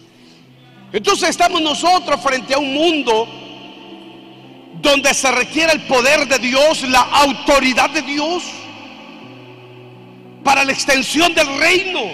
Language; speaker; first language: Spanish; native; Spanish